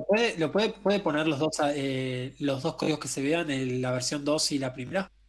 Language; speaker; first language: Spanish; native; Spanish